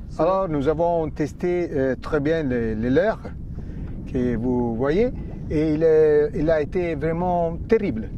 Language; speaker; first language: French; non-native, fluent; Italian